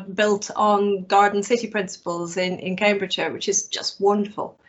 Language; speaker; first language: English; native; English